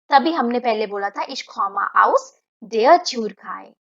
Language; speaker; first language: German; non-native, fluent; Hindi